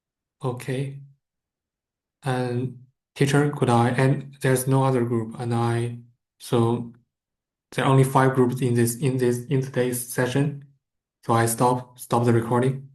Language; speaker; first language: English; non-native, fluent; Chinese